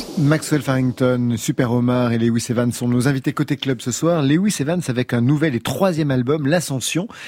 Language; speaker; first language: French; native; French